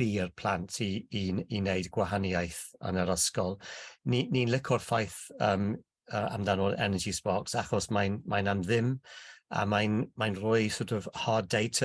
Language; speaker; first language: Welsh; non-native, local second language; English